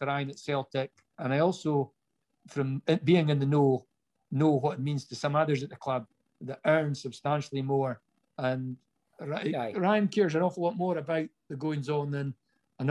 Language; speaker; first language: English; native; English